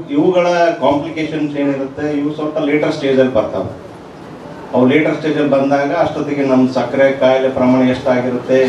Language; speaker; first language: Kannada; native; Kannada